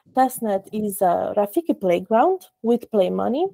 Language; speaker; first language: English; non-native, fluent; Romanian